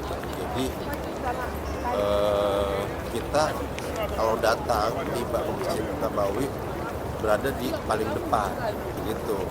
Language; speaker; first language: Indonesian; native; Indonesian